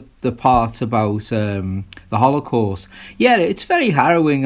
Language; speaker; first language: English; native; English